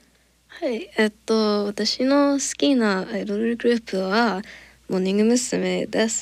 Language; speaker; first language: Japanese; non-native, learner; English